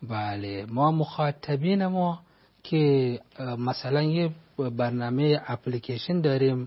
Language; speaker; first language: Persian; non-native, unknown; Hausa